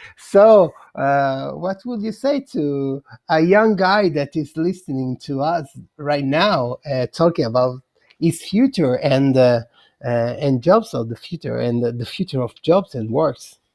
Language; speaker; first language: English; non-native, fluent; Italian